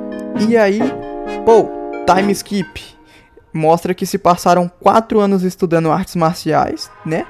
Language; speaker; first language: Portuguese; native; Portuguese